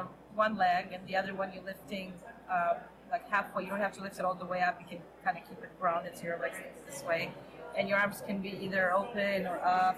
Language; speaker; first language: English; non-native, fluent; Hebrew